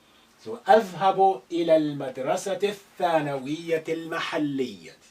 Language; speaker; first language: Arabic; non-native, fluent; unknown